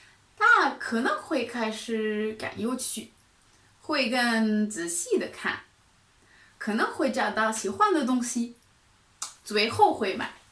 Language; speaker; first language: Chinese; non-native, fluent; French